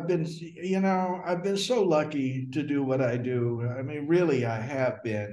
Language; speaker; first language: English; native; English